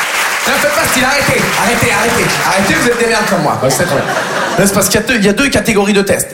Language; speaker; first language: French; native; French